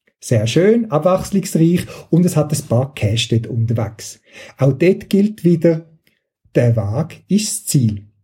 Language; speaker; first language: German; native; German